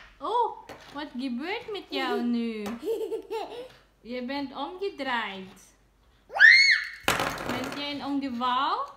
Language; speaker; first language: Dutch; non-native, learner; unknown